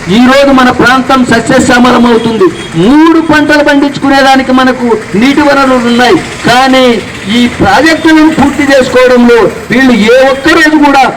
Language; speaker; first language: Telugu; native; Telugu